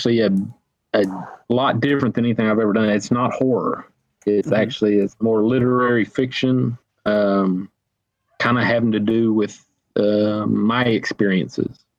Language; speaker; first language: English; native; English